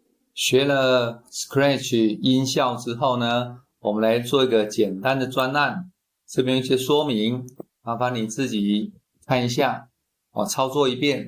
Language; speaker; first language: Chinese; native; Chinese